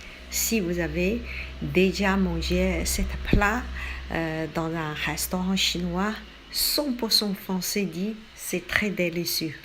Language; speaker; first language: French; non-native, learner; Chinese